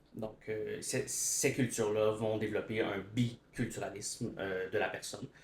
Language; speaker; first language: French; native; French